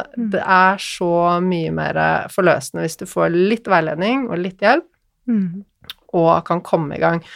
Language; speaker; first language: Norwegian; native; Norwegian